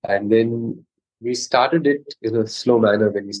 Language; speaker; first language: English; non-native, local second language; Konkani